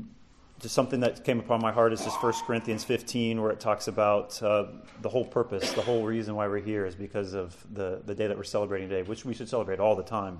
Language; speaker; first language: English; native; English